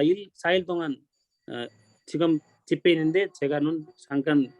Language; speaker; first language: Korean; non-native, learner; Nepali